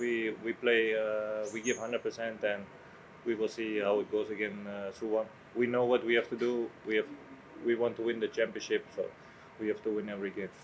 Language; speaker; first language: English; non-native, fluent; Dutch